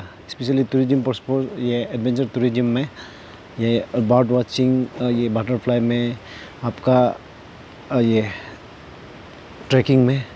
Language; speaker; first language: Hindi; non-native, local second language; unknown